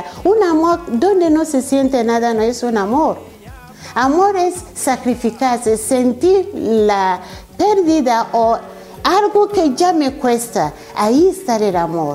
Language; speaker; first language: Spanish; non-native, fluent; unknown